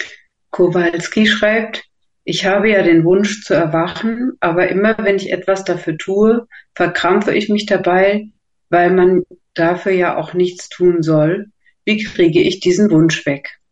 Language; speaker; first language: German; native; German